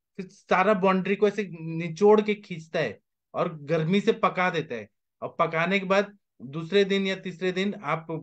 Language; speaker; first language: Hindi; native; Hindi